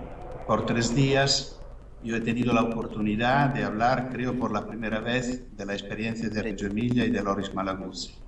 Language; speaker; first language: Spanish; non-native, fluent; Italian